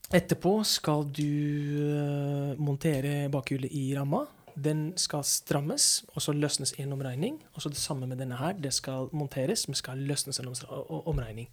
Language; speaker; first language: Norwegian; non-native, fluent; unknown